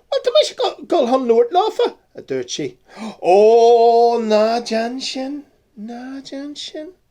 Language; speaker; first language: Irish; non-native, local second language; English